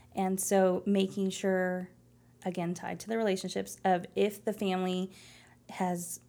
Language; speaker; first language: English; early bilingual, other home language; Spanish